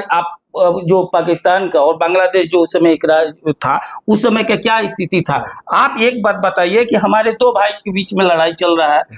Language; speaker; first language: Hindi; native; Hindi